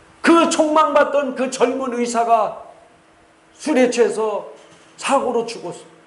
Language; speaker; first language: Korean; native; Korean